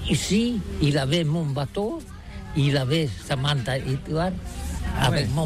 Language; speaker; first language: French; non-native, learner; Catalan